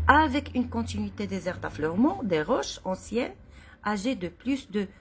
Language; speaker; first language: French; non-native, local second language; Arabic